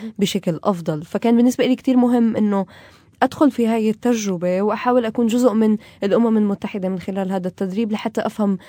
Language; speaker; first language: Arabic; native; Arabic